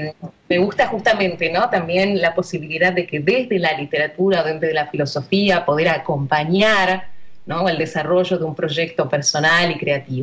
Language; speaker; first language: Spanish; native; Spanish